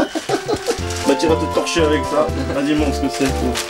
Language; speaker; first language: French; native; French